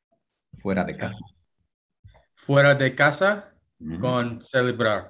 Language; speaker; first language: Spanish; non-native, learner; English